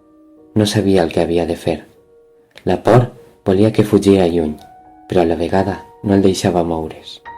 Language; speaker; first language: Catalan; native; Catalan